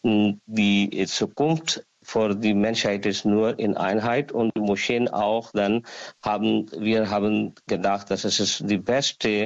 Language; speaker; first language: German; non-native, learner; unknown